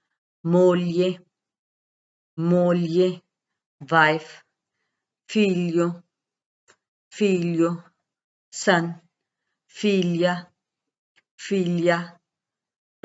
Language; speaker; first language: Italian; non-native, fluent; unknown